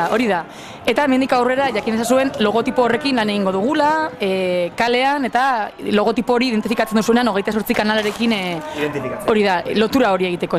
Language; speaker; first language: Basque; native; Basque